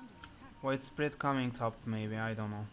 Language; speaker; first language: English; non-native, learner; Turkish